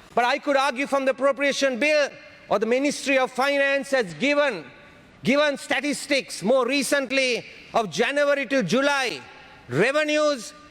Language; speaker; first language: English; non-native, local second language; Sinhala